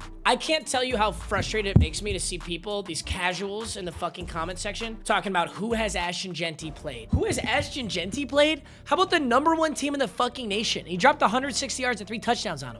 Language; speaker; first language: English; native; English